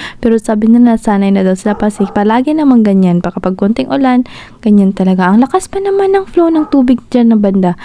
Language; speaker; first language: Filipino; non-native, local second language; Cebuano